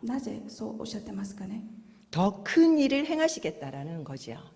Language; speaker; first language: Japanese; non-native, fluent; Korean